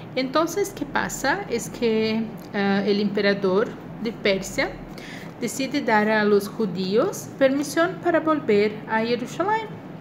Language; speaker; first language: Spanish; non-native, fluent; Portuguese